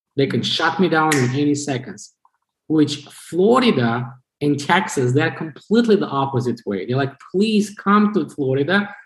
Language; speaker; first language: English; non-native, fluent; Romanian